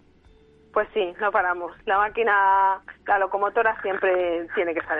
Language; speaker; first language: Spanish; native; Spanish